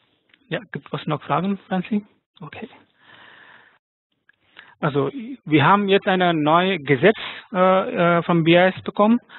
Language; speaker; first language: German; non-native, fluent; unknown